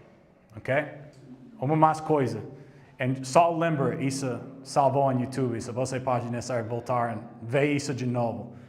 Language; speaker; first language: Portuguese; non-native, learner; English